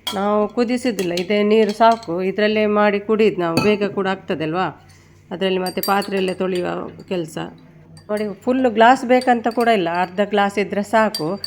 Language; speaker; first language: Kannada; native; Kannada